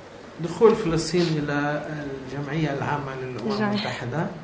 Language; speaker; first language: Arabic; native; Arabic